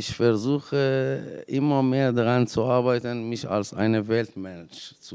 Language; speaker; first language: German; non-native, fluent; Persian